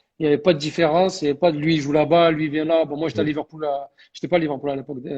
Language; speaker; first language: French; early bilingual, other home language; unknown